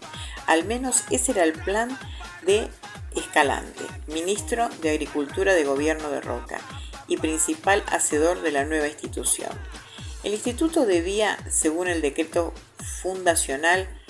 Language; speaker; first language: Spanish; native; Spanish